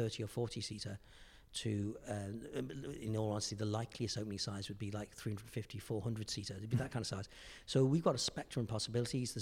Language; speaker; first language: English; native; English